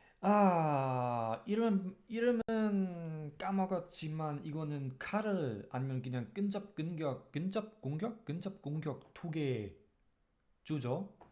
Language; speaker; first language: Korean; non-native, learner; German